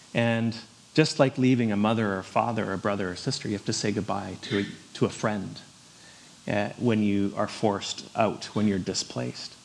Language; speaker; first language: English; native; English